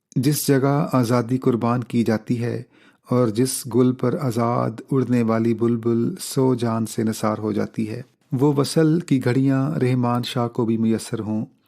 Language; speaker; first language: Urdu; native; Urdu